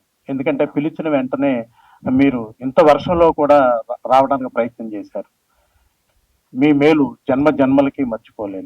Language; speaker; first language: Telugu; native; Telugu